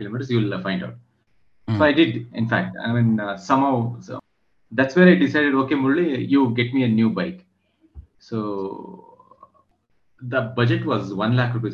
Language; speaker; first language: English; non-native, local second language; Kannada